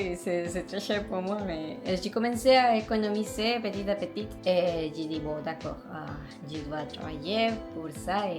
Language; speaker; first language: French; non-native, learner; Spanish